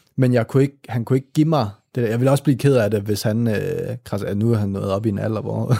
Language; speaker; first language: Danish; native; Danish